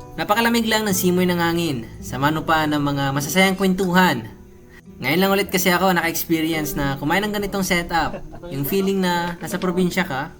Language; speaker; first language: Filipino; non-native, local second language; Cebuano